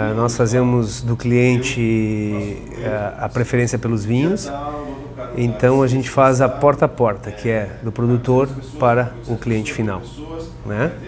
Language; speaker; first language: Portuguese; non-native, fluent; Italian